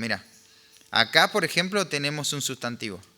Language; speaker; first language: Spanish; native; Spanish